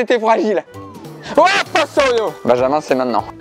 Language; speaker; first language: French; native; French